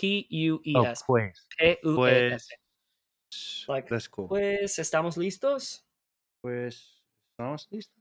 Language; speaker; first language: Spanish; non-native, learner; English